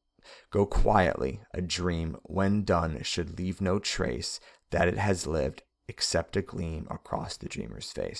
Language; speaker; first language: English; native; English